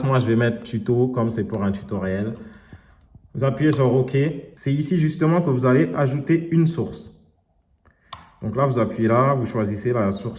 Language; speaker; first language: French; native; French